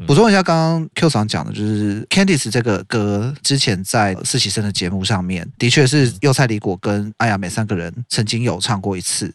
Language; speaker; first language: Chinese; native; Chinese